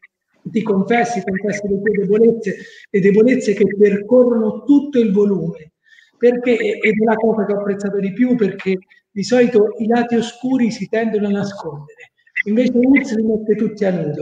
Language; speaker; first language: Italian; native; Italian